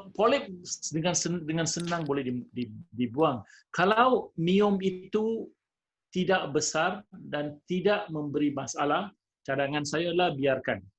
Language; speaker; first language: Malay; non-native, local second language; Tamil